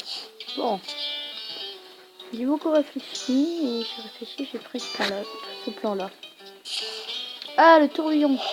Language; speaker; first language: French; native; French